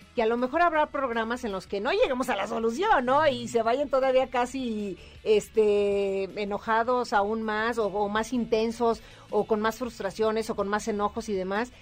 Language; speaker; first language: Spanish; native; Spanish